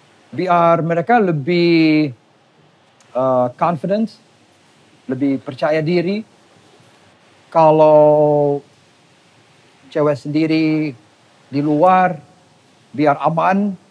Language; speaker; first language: Indonesian; non-native, fluent; English